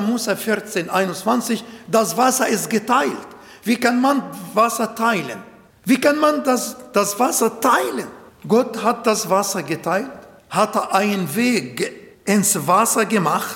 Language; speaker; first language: German; non-native, fluent; Arabic